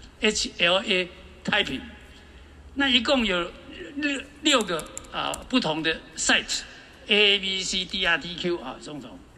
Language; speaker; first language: Chinese; native; Chinese